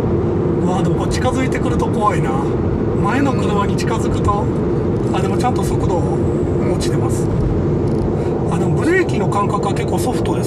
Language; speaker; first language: Japanese; native; Japanese